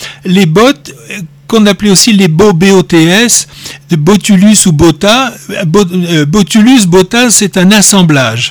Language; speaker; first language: French; native; French